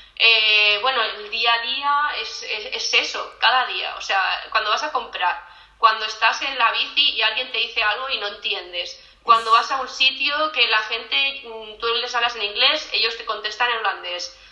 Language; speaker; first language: Spanish; native; Spanish